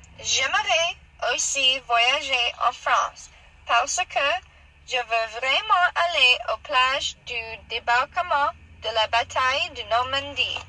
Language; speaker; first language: French; non-native, learner; English